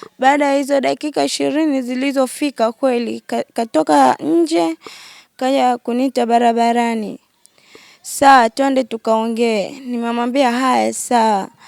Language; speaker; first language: Swahili; native; Swahili